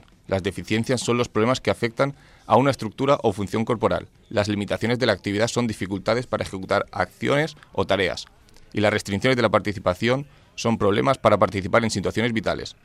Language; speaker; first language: Spanish; native; Spanish